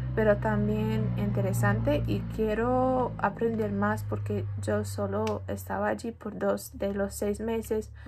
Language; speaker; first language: Spanish; non-native, fluent; English